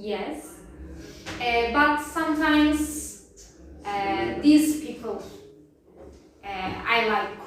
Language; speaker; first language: English; non-native, learner; Turkish